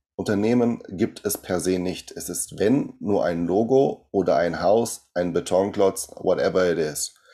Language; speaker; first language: German; early bilingual, other home language; Portuguese